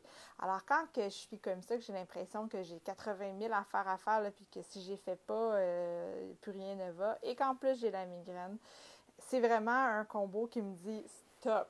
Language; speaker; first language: French; native; French